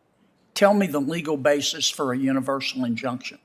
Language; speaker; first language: English; native; English